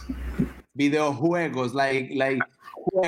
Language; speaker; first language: Spanish; native; Spanish